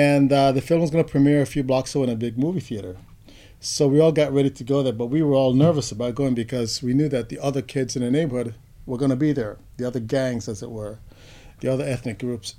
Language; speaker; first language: English; non-native, fluent; Spanish